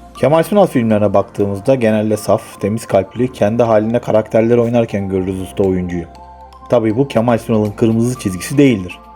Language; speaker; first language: Turkish; native; Turkish